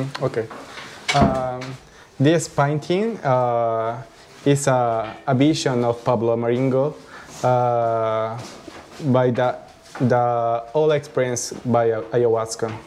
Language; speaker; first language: English; non-native, learner; Spanish